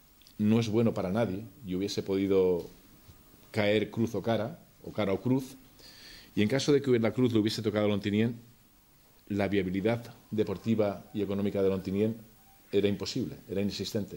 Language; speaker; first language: Spanish; native; Spanish